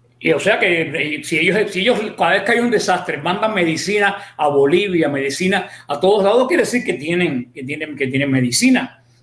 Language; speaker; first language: Spanish; native; Spanish